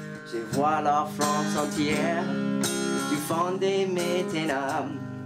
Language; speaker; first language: French; non-native, learner; English